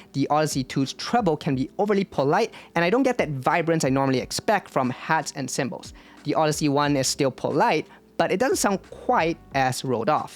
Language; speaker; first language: English; native; English